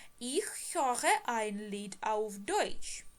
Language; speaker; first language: German; non-native, fluent; Ukrainian